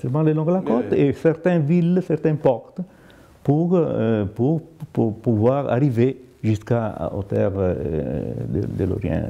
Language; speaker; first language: French; non-native, fluent; Italian